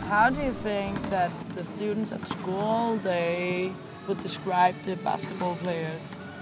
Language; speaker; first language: English; non-native, fluent; Danish